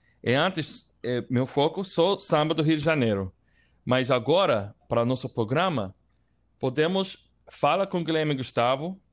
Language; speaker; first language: Portuguese; non-native, learner; English